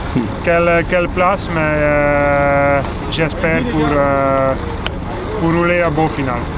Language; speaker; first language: French; non-native, local second language; Dutch